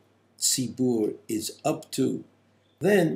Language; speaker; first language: English; native; English